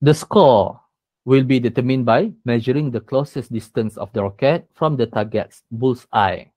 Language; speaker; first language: English; non-native, local second language; Malay